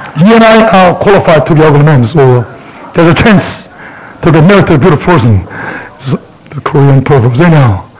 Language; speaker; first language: English; non-native, fluent; Korean